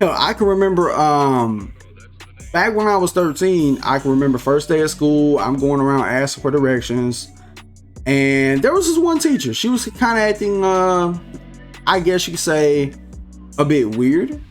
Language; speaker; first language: English; native; English